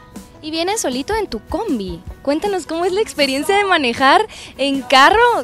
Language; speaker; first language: Spanish; native; Spanish